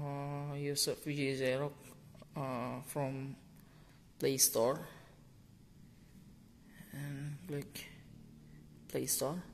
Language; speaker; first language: English; non-native, learner; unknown